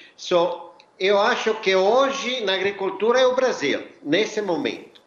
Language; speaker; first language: Portuguese; non-native, fluent; Italian